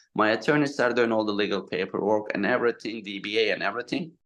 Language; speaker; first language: English; non-native, fluent; Turkish